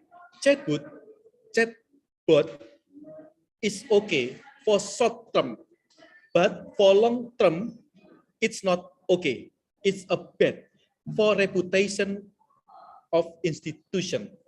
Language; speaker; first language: English; non-native, learner; Indonesian